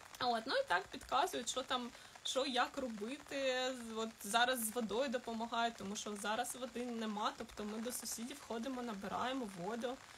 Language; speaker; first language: Ukrainian; non-native, local second language; Russian